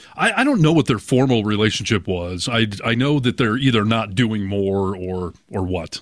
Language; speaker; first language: English; native; English